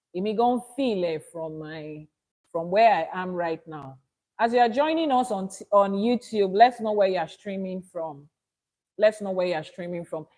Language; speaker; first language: English; non-native, local second language; Yoruba